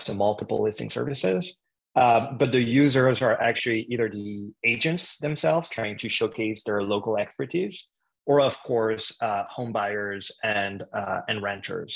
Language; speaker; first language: English; non-native, fluent; French